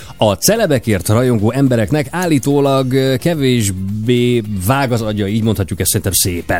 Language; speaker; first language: Hungarian; native; Hungarian